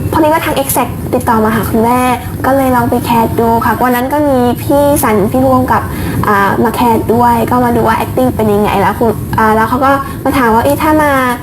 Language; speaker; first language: Thai; early bilingual, other home language; German